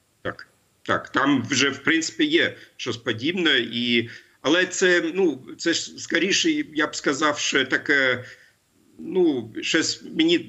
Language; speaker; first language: Ukrainian; non-native, fluent; German